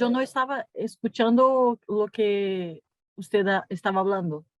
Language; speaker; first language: Spanish; non-native, learner; Portuguese